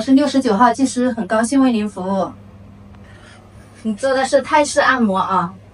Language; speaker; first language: Chinese; native; Chinese